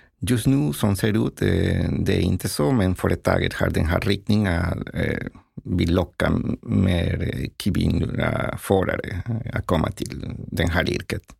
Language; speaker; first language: Swedish; non-native, learner; Spanish